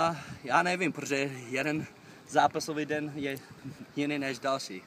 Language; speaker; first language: Czech; non-native, fluent; English